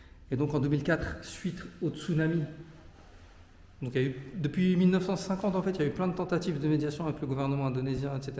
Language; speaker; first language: French; native; French